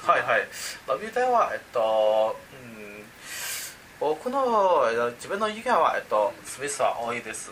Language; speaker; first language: Japanese; non-native, learner; Chinese